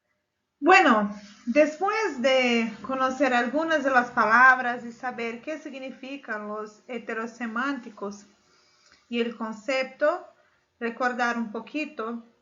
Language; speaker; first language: Spanish; non-native, fluent; Portuguese